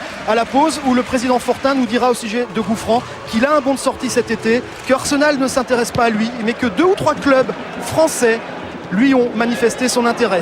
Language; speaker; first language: French; native; French